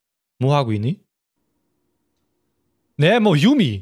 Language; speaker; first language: Korean; non-native, fluent; German